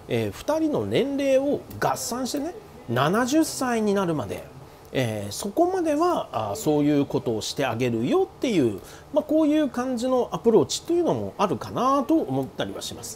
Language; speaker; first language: Japanese; native; Japanese